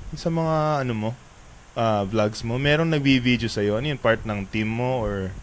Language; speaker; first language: Filipino; native; Filipino